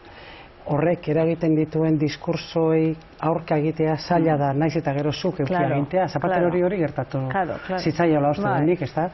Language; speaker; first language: Basque; native; Basque